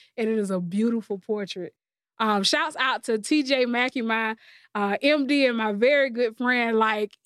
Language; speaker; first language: English; native; English